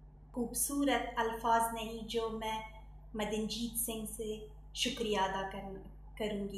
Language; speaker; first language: Hindi; non-native, fluent; Persian